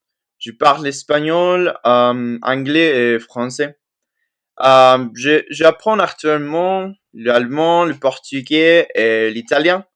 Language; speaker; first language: French; non-native, fluent; Spanish